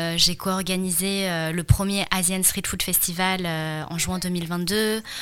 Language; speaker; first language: French; early bilingual, other home language; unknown